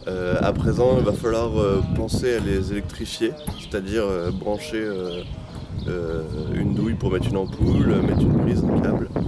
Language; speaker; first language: French; native; French